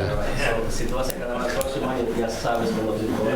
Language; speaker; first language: Spanish; native; Spanish